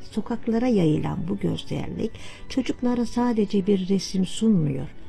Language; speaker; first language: Turkish; native; Turkish